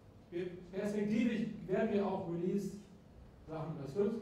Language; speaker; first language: German; native; German